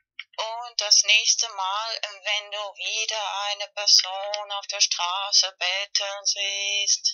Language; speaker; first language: German; non-native, fluent; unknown